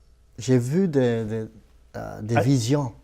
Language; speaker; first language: French; non-native, local second language; Malagasy